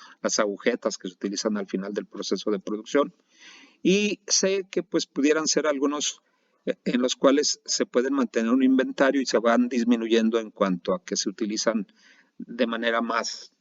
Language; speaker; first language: Spanish; native; Spanish